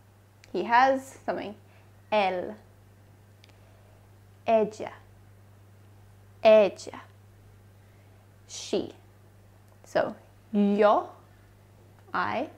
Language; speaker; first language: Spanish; non-native, learner; English